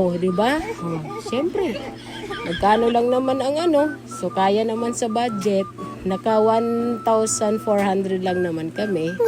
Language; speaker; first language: Filipino; non-native, local second language; Cebuano